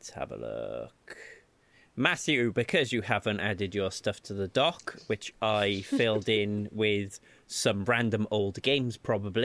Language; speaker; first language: English; native; English